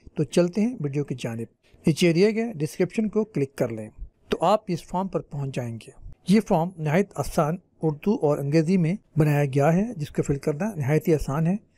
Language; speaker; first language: Urdu; native; Urdu